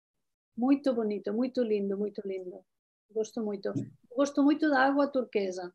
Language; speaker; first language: Portuguese; non-native, learner; Spanish